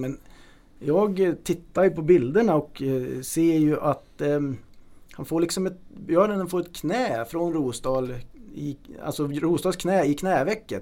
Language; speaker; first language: Swedish; native; Swedish